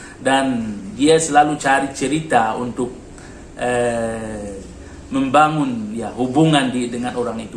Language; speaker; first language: Indonesian; non-native, learner; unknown